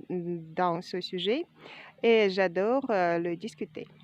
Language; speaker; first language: French; non-native, fluent; Russian